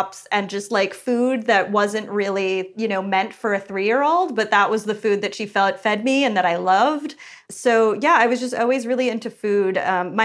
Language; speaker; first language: English; native; English